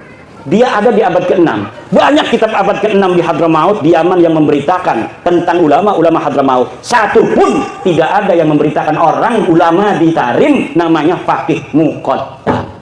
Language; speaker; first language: Indonesian; non-native, local second language; Javanese